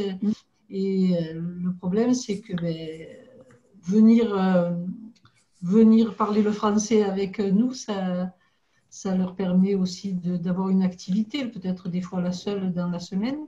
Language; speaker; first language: French; native; French